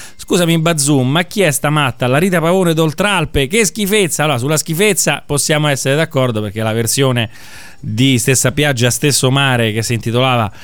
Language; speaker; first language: Italian; native; Italian